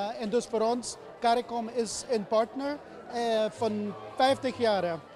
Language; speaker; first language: Dutch; non-native, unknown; English